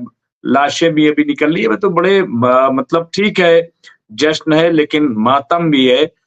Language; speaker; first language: Hindi; native; Hindi